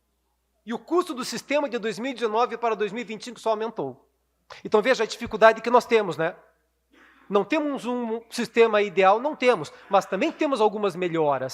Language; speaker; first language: Portuguese; native; Portuguese